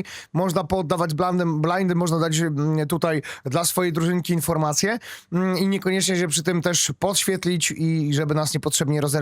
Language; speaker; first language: Polish; native; Polish